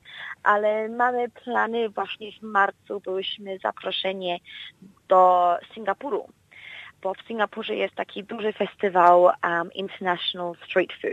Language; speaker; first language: Polish; early bilingual, heritage; Polish